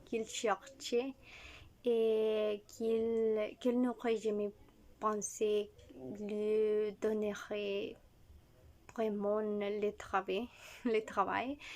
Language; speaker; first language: French; non-native, learner; Spanish